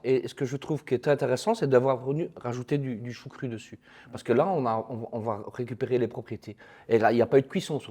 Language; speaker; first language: French; native; French